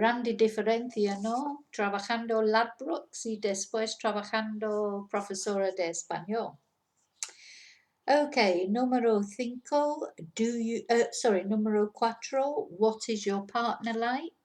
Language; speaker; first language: Spanish; non-native, fluent; English